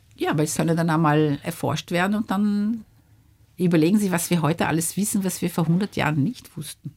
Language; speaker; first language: German; early bilingual, heritage; Luxembourgish